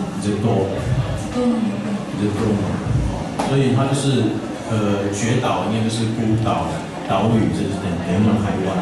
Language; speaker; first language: Chinese; native; Chinese